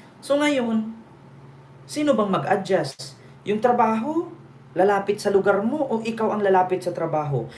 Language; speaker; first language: Filipino; non-native, local second language; Cebuano